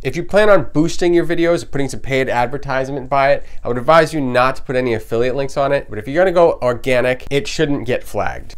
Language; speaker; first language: English; native; English